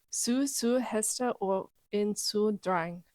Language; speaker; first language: Danish; non-native, learner; English